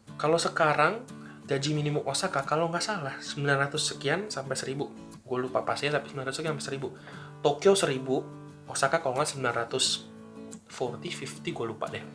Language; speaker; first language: Indonesian; native; Indonesian